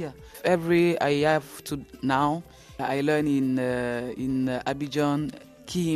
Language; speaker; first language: English; non-native, learner; French